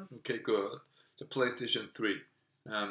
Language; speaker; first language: English; non-native, fluent; Korean